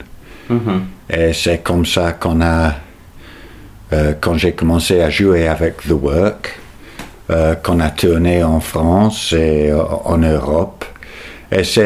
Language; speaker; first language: French; non-native, fluent; English